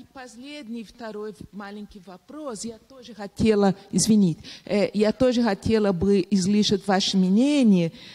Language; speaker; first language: Russian; non-native, learner; Portuguese